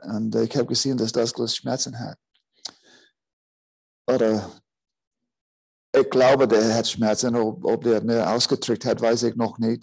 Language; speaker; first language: German; non-native, fluent; English